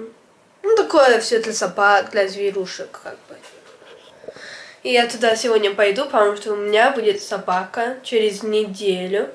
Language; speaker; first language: Russian; early bilingual, heritage; Russian